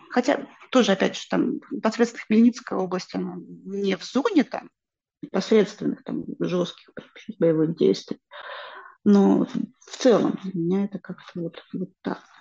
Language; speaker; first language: Russian; non-native, local second language; Ukrainian